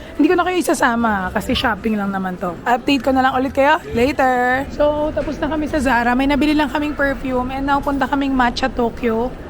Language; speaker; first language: Filipino; native; Filipino